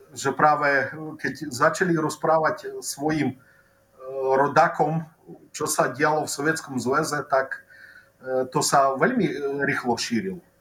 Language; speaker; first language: Slovak; non-native, local second language; Rusyn